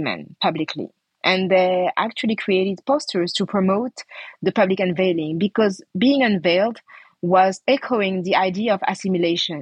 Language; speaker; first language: English; non-native, fluent; French